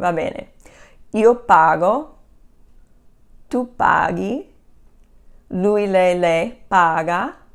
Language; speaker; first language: Italian; non-native, fluent; English